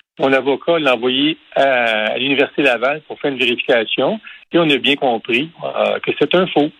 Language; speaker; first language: French; native; French